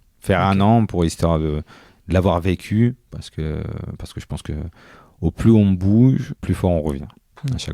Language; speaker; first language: French; native; French